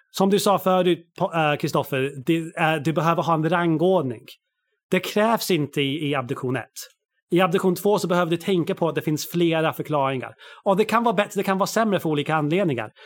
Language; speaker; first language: Swedish; non-native, fluent; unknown